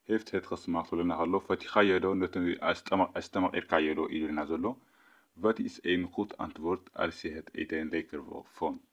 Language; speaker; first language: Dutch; non-native, fluent; Tigrinya